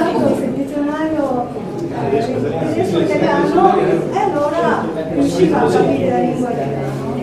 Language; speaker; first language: Italian; non-native, learner; Japanese